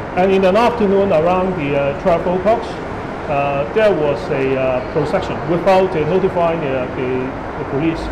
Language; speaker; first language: English; non-native, local second language; Cantonese